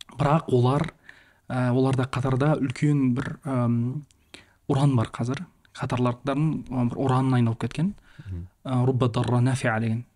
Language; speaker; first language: Kazakh; native; Kazakh